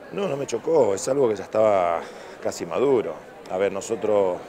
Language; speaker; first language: Spanish; native; Spanish